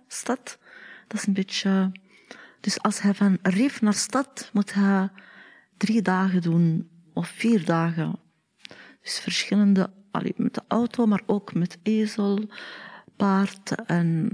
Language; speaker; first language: Dutch; non-native, learner; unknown